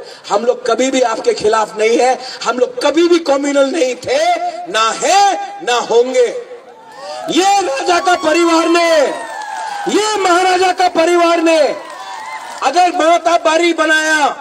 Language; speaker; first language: Hindi; non-native, local second language; Kok Borok